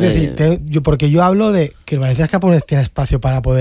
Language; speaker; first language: Spanish; native; Spanish